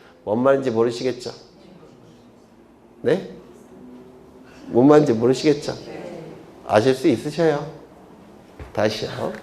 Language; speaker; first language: Korean; native; Korean